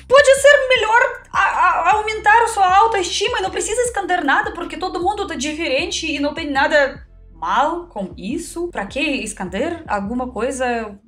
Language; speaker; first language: Portuguese; non-native, fluent; Russian